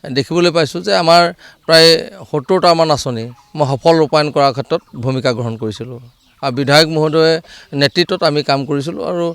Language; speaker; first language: Assamese; native; Assamese